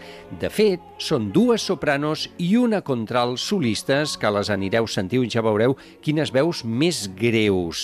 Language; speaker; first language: Catalan; native; Catalan